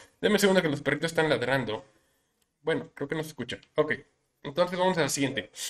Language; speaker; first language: Spanish; native; Spanish